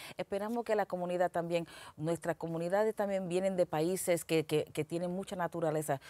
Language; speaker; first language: Spanish; early bilingual, heritage; Spanish